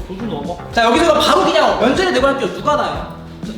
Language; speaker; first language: Korean; native; Korean